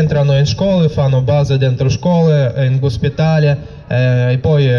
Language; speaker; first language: Italian; non-native, learner; Russian